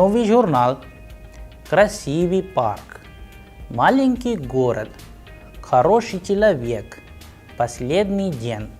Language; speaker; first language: Russian; non-native, fluent; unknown